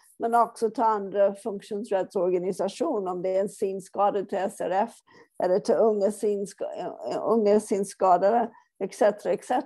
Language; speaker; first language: Swedish; non-native, fluent; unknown